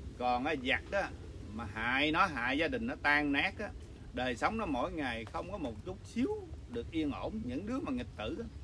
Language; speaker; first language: Vietnamese; early bilingual, other home language; English